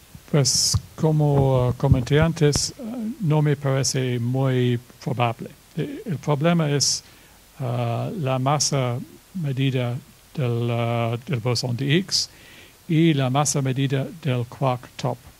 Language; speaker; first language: Spanish; non-native, fluent; English